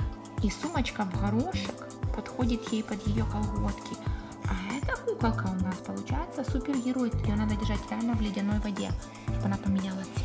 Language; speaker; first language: Russian; native; Russian